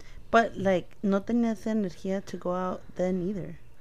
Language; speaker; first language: Spanish; early bilingual, other home language; English